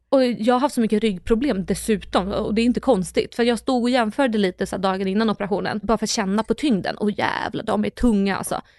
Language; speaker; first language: Swedish; early bilingual, other home language; Russian